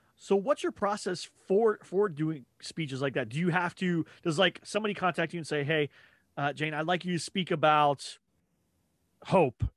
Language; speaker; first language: English; native; English